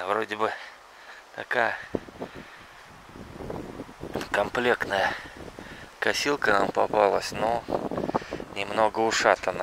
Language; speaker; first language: Russian; native; Russian